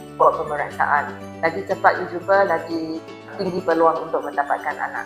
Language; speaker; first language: Malay; non-native, local second language; Chinese